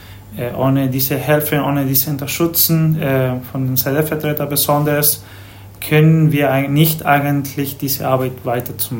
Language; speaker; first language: German; non-native, fluent; Spanish